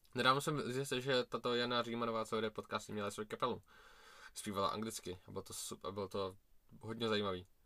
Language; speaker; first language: Czech; early bilingual, other home language; Russian